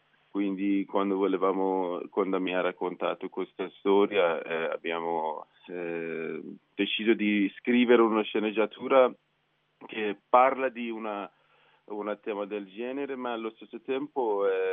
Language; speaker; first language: Italian; non-native, fluent; Persian